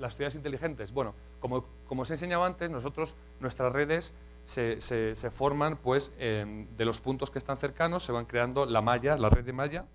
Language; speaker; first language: Spanish; native; Spanish